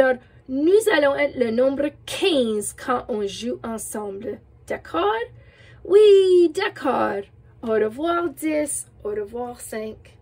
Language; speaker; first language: French; non-native, fluent; English